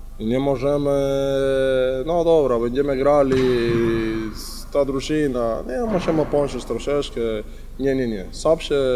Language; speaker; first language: Polish; non-native, learner; Spanish